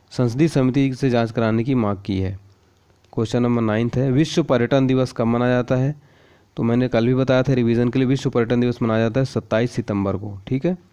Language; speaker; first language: Hindi; native; Hindi